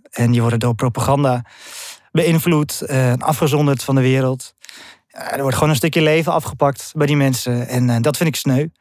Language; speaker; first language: Dutch; early bilingual, other home language; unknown